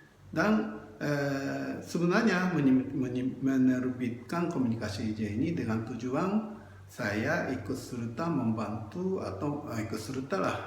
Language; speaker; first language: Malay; non-native, fluent; Japanese